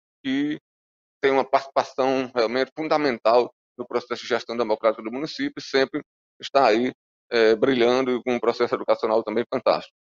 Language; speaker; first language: Portuguese; native; Portuguese